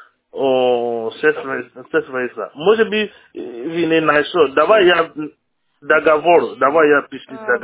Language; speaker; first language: Russian; non-native, learner; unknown